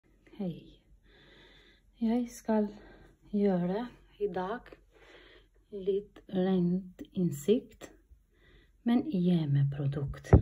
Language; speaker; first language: Norwegian; non-native, learner; Albanian